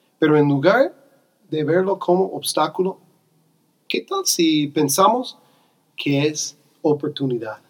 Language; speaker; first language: Spanish; non-native, fluent; English